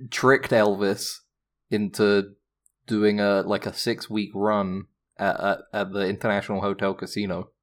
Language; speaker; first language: English; native; English